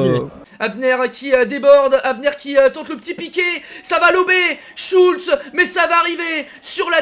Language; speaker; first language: French; native; French